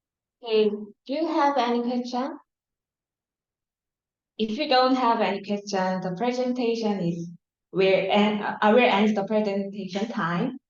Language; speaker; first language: English; non-native, learner; Korean